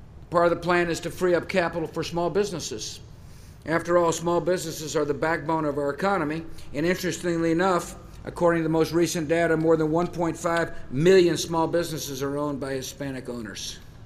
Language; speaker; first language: English; native; English